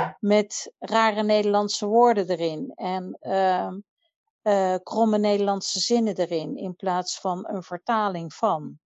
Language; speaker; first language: Dutch; native; Dutch